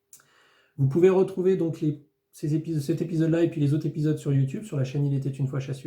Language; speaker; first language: French; native; French